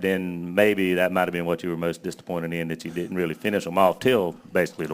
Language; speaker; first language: English; native; English